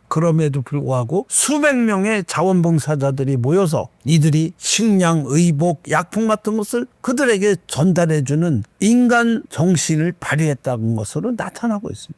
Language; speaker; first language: Korean; native; Korean